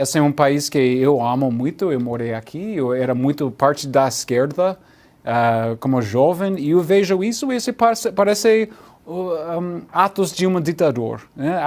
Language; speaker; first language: Portuguese; non-native, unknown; English